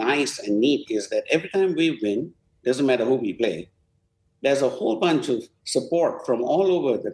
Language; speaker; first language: English; non-native, local second language; Tamil